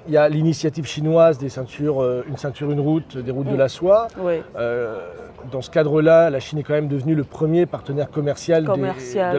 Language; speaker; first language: French; native; French